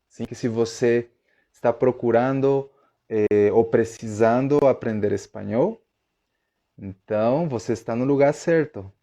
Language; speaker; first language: Portuguese; non-native, fluent; Spanish